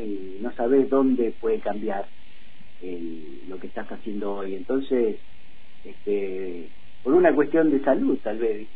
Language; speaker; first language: Spanish; native; Spanish